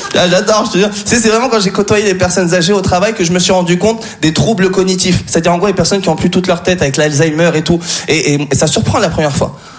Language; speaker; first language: French; native; French